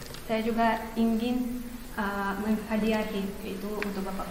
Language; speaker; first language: Indonesian; non-native, fluent; Russian